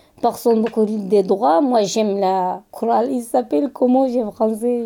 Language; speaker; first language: French; non-native, learner; Kurdish